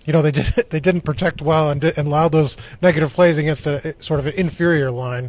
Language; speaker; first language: English; native; English